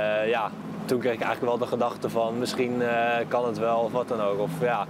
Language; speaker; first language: Dutch; native; Dutch